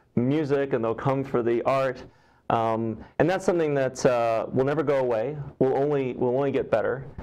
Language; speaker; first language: English; native; English